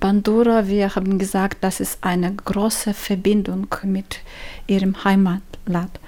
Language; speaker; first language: German; non-native, learner; Ukrainian